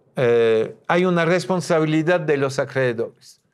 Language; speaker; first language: Spanish; non-native, fluent; French